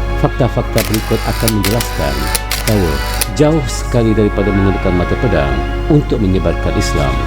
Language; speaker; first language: Malay; native; Malay